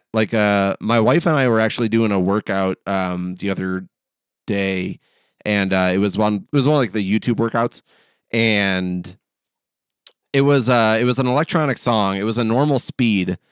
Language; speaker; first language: English; early bilingual, other home language; Polish